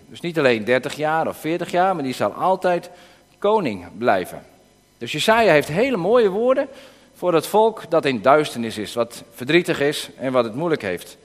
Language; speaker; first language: Dutch; native; Dutch